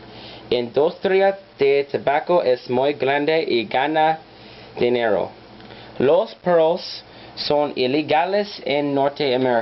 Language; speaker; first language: Spanish; non-native, learner; English